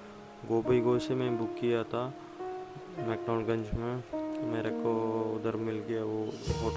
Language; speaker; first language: Hindi; non-native, local second language; Malayalam